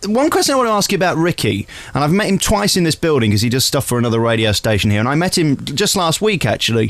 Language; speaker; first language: English; native; English